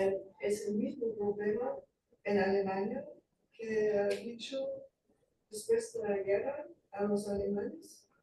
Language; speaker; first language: Spanish; non-native, fluent; German